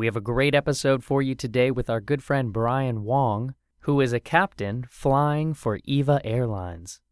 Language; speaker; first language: English; native; English